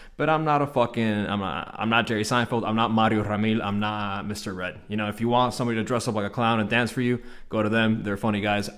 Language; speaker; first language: English; native; English